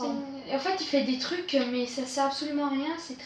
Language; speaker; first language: French; native; French